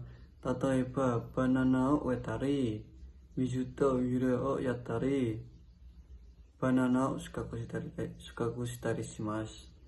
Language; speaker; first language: Japanese; non-native, learner; Indonesian